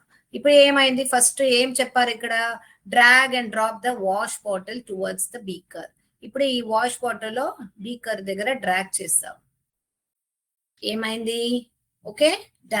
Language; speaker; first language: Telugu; non-native, learner; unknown